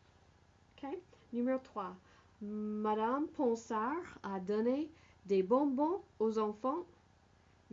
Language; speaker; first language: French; non-native, fluent; English